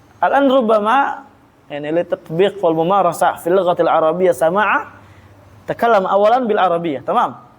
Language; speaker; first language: Arabic; non-native, fluent; Indonesian